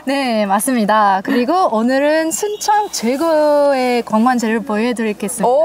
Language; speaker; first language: Korean; non-native, learner; French